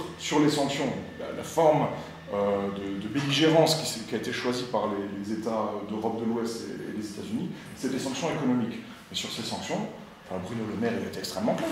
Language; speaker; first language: French; native; French